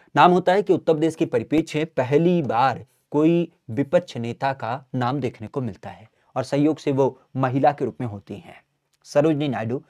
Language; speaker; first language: Hindi; native; Hindi